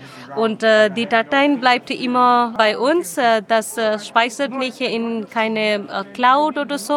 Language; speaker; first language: German; non-native, learner; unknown